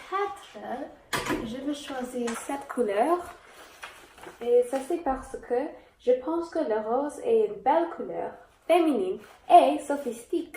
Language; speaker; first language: French; non-native, learner; English